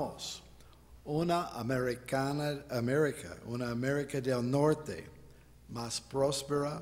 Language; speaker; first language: Spanish; non-native, fluent; English